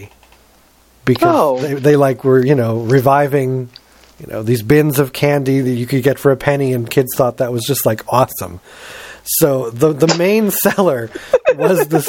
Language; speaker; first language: English; native; English